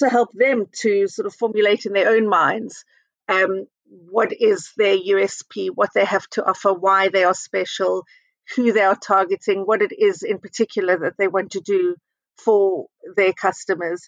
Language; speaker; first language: English; native; English